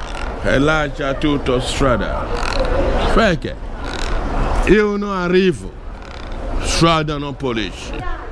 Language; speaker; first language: Italian; non-native, learner; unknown